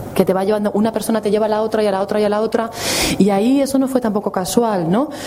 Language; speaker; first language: Spanish; native; Spanish